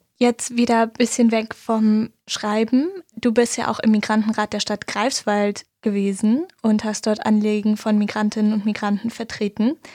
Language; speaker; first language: German; native; German